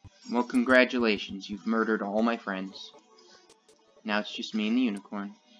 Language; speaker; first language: English; native; English